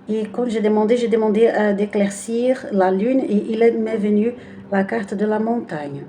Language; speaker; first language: French; non-native, fluent; Portuguese